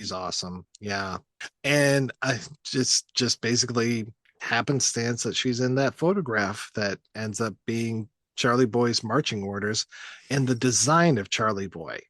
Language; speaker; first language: English; native; English